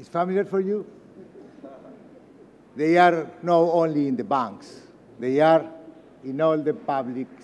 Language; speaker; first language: English; non-native, learner; Spanish